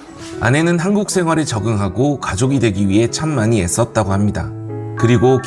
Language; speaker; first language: Korean; native; Korean